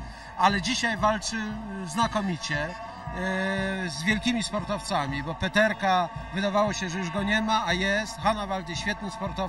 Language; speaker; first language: Polish; native; Polish